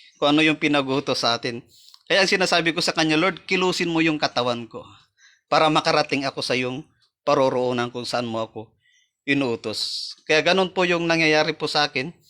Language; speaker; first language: Filipino; native; Filipino